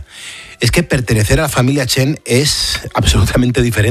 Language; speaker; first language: Spanish; native; Spanish